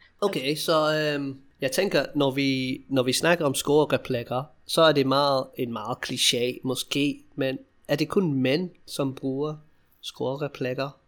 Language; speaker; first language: Danish; non-native, fluent; English